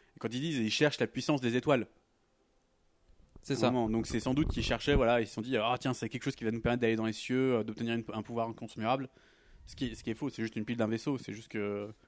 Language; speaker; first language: French; native; French